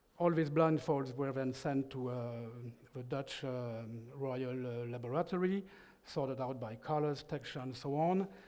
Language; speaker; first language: English; non-native, fluent; French